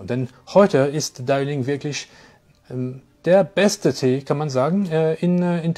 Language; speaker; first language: German; non-native, fluent; French